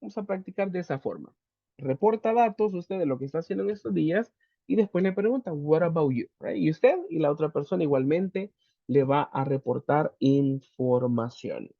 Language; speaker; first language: Spanish; native; Spanish